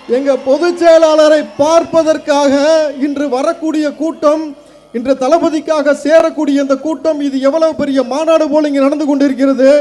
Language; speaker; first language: Tamil; native; Tamil